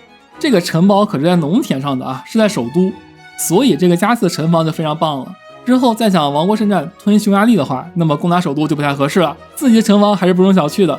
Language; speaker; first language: Chinese; native; Chinese